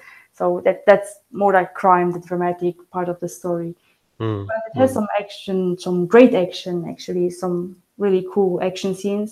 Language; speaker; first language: English; non-native, fluent; Romanian